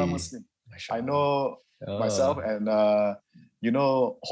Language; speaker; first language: English; non-native, local second language; Hakka Chinese